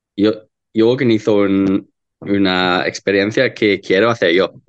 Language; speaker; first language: Spanish; non-native, learner; English